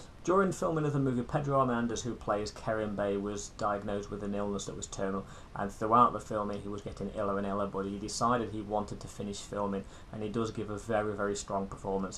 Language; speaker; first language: English; native; English